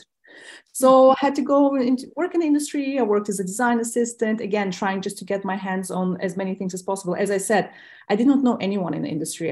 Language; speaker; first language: English; non-native, fluent; Russian